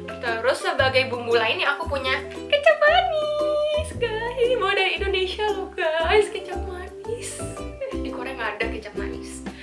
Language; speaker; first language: Indonesian; native; Indonesian